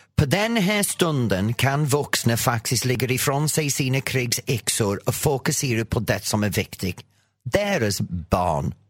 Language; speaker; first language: Swedish; non-native, fluent; English